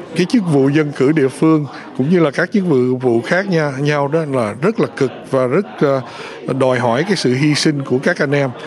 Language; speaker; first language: Vietnamese; early bilingual, heritage; Vietnamese